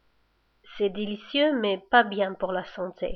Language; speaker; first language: French; non-native, learner; English